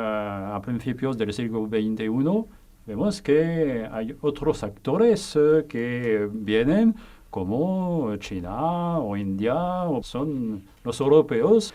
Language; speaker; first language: Spanish; non-native, fluent; French